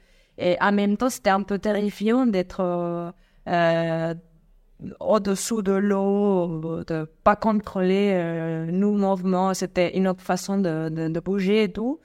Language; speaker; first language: French; non-native, fluent; Spanish